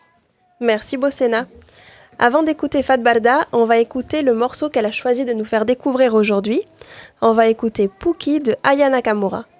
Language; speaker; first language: French; native; French